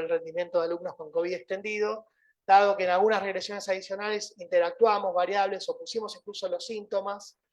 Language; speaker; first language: Spanish; native; Spanish